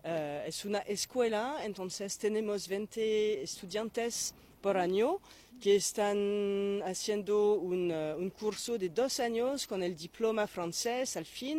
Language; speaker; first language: Spanish; non-native, fluent; French